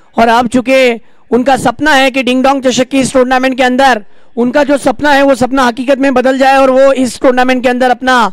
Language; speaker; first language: Hindi; non-native, local second language; Marathi